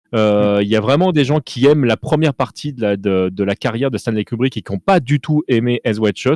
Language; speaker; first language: French; native; French